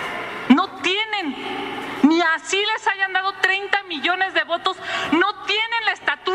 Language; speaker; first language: Spanish; native; Spanish